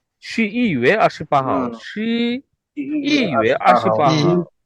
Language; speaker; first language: Chinese; non-native, learner; Bangla